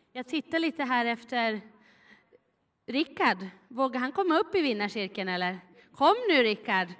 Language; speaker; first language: Swedish; native; Swedish